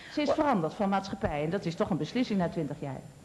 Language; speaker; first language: Dutch; native; Dutch